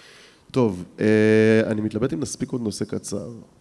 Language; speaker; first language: Hebrew; native; Hebrew